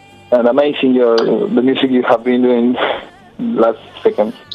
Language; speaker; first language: English; non-native, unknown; Spanish